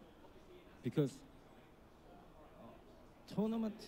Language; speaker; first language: English; non-native, learner; Korean